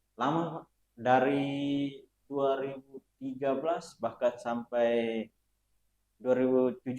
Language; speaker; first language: Indonesian; non-native, fluent; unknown